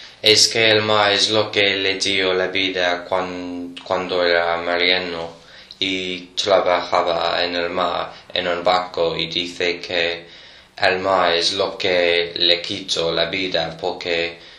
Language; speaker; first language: Spanish; non-native, learner; English